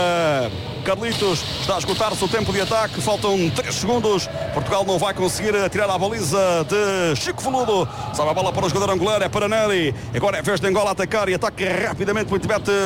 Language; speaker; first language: Portuguese; native; Portuguese